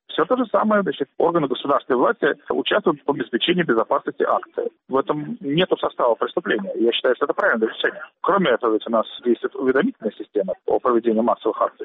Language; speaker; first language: Russian; native; Russian